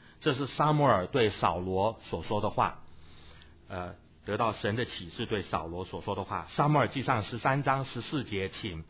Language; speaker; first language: Chinese; native; Chinese